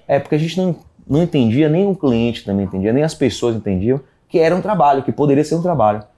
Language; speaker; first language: Portuguese; native; Portuguese